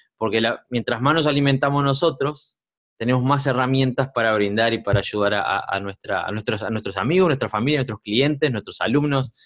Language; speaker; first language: Spanish; native; Spanish